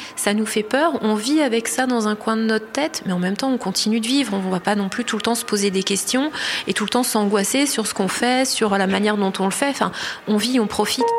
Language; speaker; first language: French; native; French